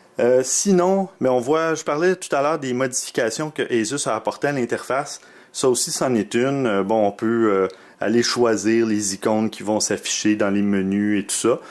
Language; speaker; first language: French; native; French